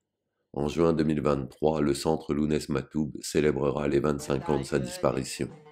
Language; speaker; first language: French; native; French